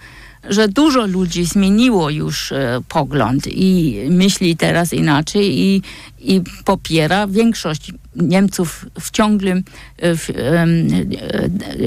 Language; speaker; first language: Polish; non-native, fluent; German